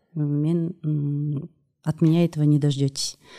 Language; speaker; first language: Russian; non-native, local second language; Kazakh